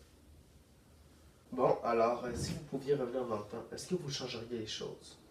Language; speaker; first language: French; native; French